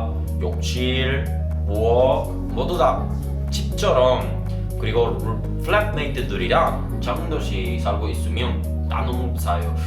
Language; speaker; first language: Korean; non-native, learner; Spanish